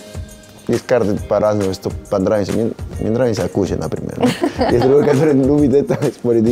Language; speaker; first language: Russian; non-native, learner; Spanish